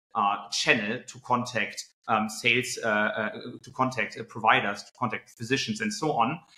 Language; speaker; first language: English; non-native, fluent; German